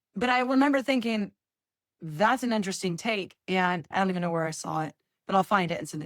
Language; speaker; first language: English; native; English